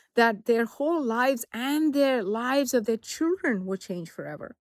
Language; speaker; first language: English; non-native, local second language; Tamil